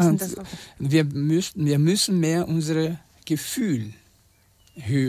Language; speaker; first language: German; non-native, learner; Portuguese